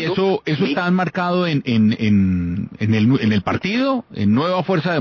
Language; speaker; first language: Spanish; native; Spanish